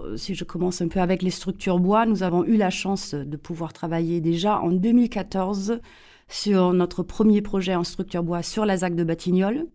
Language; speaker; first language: French; non-native, fluent; German